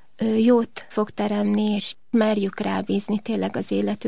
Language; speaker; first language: Hungarian; native; Hungarian